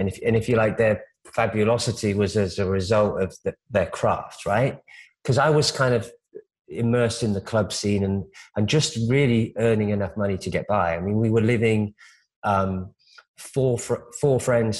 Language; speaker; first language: English; native; English